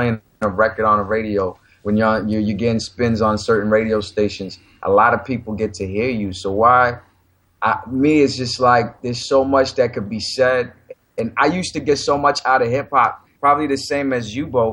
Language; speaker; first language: English; native; English